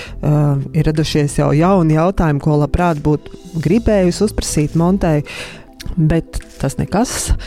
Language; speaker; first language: Latvian; native; Latvian